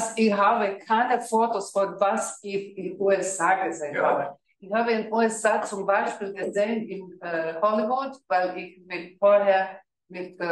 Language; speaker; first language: German; non-native, fluent; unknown